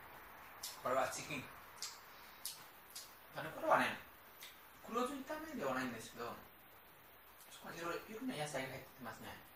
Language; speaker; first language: Japanese; non-native, learner; Nepali